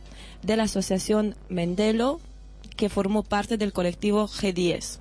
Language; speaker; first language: Spanish; native; Spanish